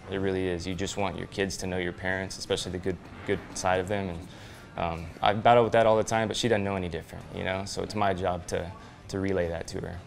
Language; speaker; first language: English; native; English